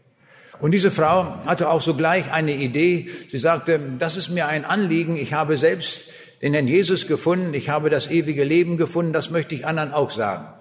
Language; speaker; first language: German; native; German